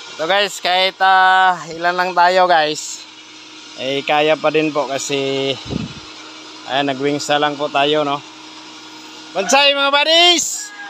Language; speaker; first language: Filipino; non-native, local second language; Cebuano